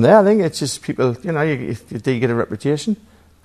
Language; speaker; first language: English; native; English